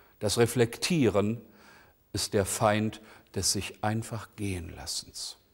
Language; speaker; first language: German; native; German